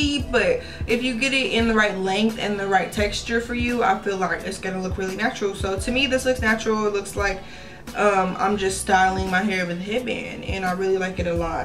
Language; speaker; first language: English; native; English